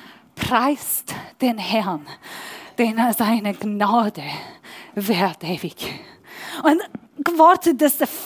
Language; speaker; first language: German; non-native, learner; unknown